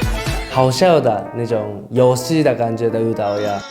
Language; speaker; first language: Chinese; non-native, learner; Japanese